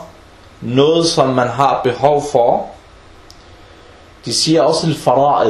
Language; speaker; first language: Danish; early bilingual, other home language; Arabic